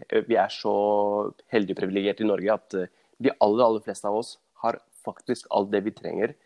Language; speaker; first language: Norwegian; early bilingual, other home language; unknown